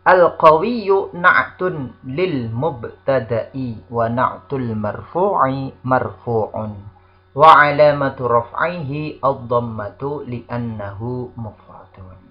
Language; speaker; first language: Arabic; non-native, fluent; Indonesian